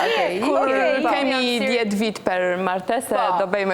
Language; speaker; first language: Albanian; non-native, learner; Polish